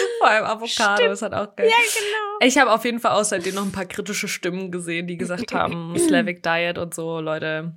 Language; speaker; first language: German; early bilingual, other home language; Russian